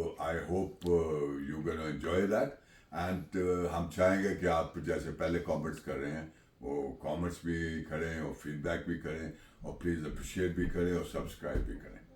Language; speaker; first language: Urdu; non-native, local second language; Punjabi